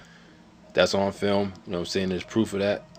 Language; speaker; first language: English; native; English